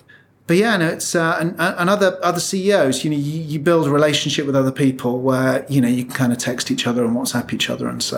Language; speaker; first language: English; native; English